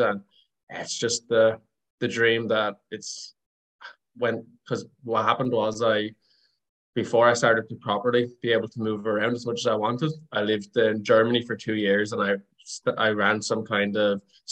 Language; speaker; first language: English; native; English